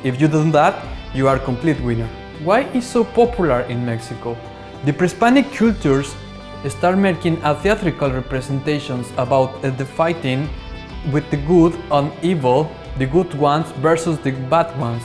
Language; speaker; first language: English; non-native, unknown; Spanish